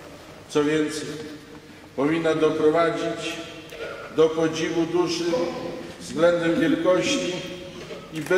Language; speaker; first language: Polish; native; Polish